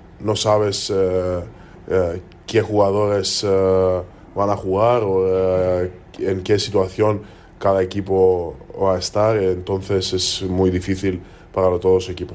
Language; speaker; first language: Spanish; non-native, learner; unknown